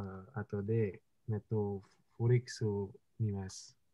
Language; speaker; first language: Japanese; non-native, learner; Indonesian